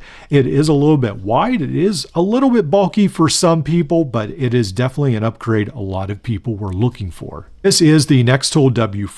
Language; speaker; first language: English; native; English